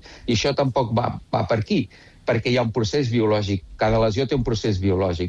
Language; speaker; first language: Catalan; native; Catalan